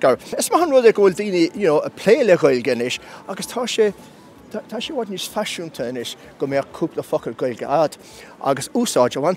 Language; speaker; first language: Irish; native; Irish